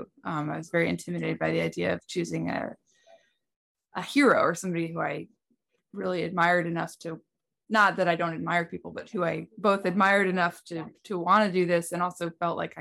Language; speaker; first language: English; native; English